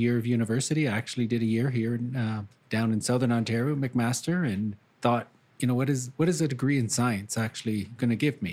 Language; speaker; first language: English; native; English